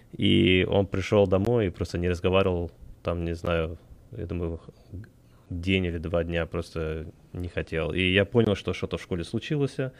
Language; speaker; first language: Russian; native; Russian